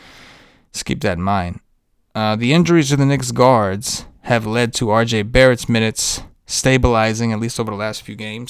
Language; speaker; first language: English; native; English